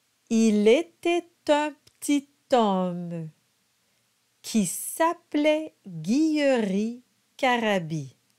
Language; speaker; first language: French; native; French